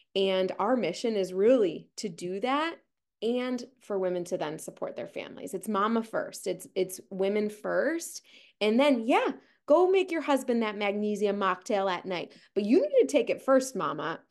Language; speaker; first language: English; native; English